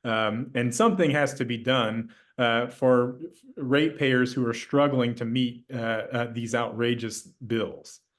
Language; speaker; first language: English; native; English